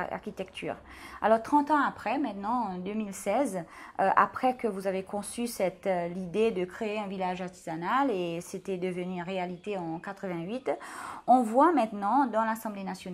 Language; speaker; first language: French; non-native, local second language; Seselwa Creole French